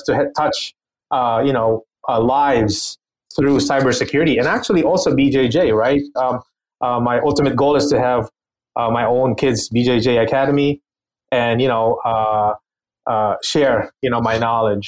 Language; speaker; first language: English; non-native, local second language; Filipino